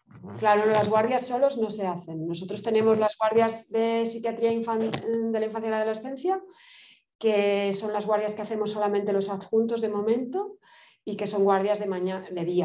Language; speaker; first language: Spanish; native; Spanish